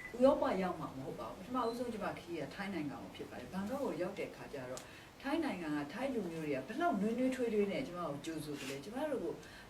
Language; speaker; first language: Burmese; native; Burmese